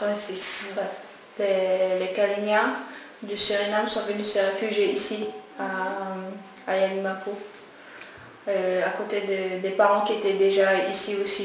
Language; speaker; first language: French; non-native, local second language; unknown